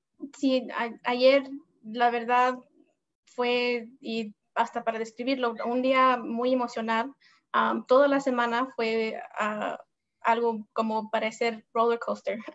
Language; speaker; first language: Spanish; early bilingual, heritage; Spanish